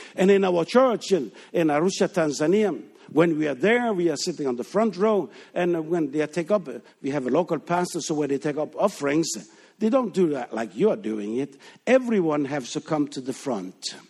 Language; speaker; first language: English; non-native, fluent; Danish